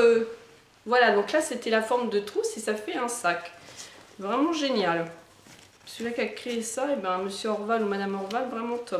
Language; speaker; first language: French; native; French